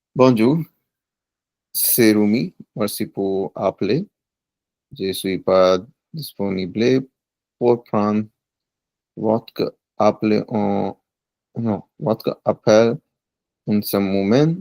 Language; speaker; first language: French; non-native, learner; Punjabi